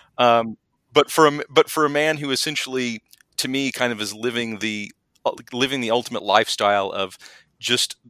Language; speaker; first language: English; native; English